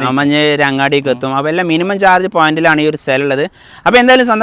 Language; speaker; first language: Malayalam; native; Malayalam